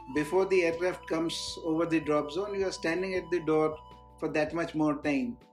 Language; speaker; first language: English; non-native, local second language; Hindi